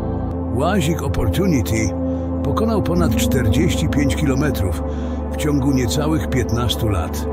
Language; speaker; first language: Polish; native; Polish